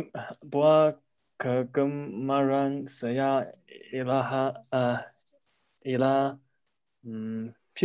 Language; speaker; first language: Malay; non-native, local second language; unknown